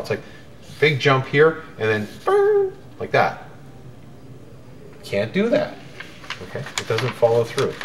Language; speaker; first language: English; native; English